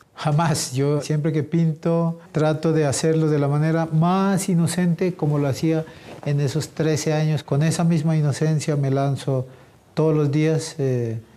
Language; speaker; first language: Spanish; native; Spanish